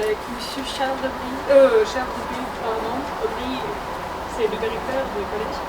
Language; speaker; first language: French; non-native, fluent; Russian